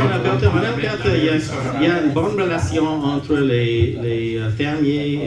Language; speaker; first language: French; non-native, learner; English